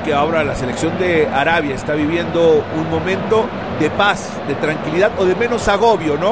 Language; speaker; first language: Spanish; native; Spanish